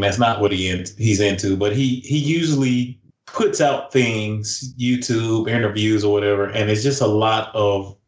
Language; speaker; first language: English; native; English